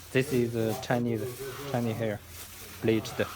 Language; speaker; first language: English; non-native, learner; Chinese